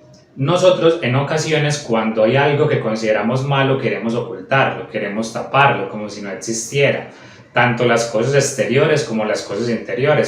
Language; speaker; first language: Spanish; native; Spanish